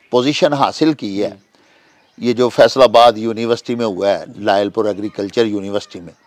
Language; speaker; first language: Urdu; non-native, local second language; Punjabi